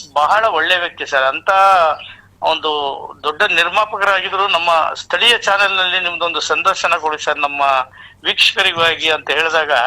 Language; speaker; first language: Kannada; native; Kannada